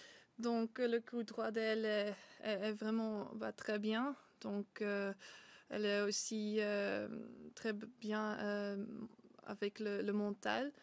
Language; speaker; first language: French; non-native, local second language; Dutch